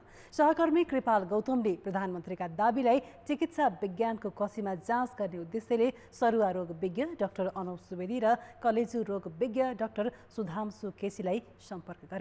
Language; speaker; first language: Nepali; native; Nepali